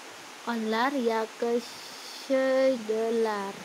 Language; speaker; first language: Turkish; non-native, learner; Indonesian